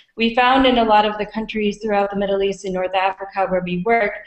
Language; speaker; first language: English; native; English